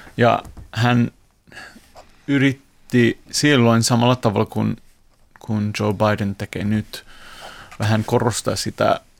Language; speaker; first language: Finnish; non-native, fluent; English